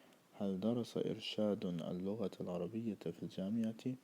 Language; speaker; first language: Arabic; non-native, fluent; English